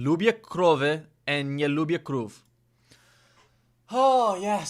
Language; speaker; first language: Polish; non-native, learner; English